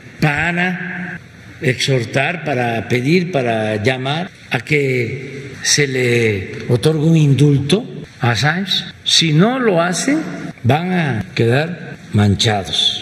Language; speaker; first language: Spanish; native; Spanish